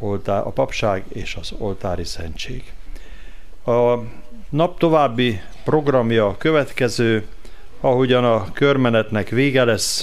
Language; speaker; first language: Hungarian; native; Hungarian